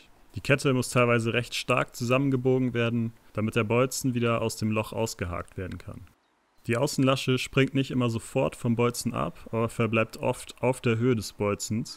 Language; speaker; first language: German; native; German